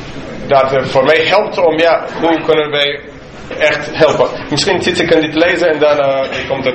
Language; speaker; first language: Dutch; non-native, fluent; English